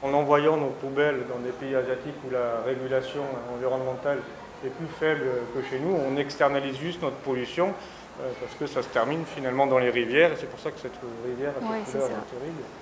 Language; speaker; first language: French; native; French